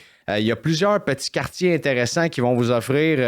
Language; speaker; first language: French; native; French